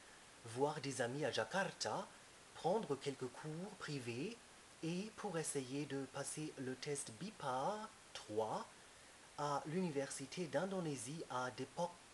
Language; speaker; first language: French; non-native, fluent; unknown